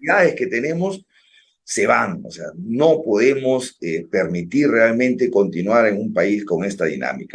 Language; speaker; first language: Spanish; native; Spanish